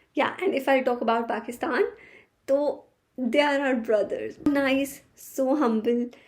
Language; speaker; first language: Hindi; native; Hindi